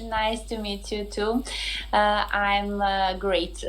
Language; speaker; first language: English; non-native, learner; Serbian